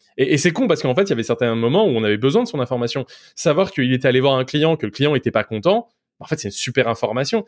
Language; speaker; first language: French; native; French